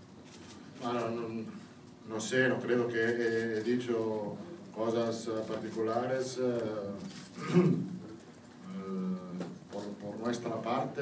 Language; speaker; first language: Spanish; non-native, fluent; Italian